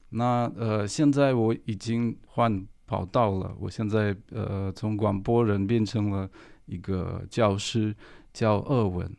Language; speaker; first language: Chinese; non-native, fluent; Russian